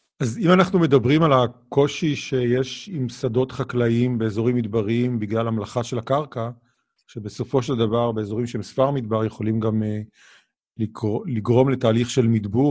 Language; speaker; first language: Hebrew; native; Hebrew